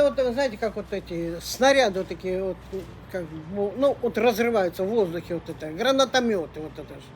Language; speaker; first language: Russian; native; Russian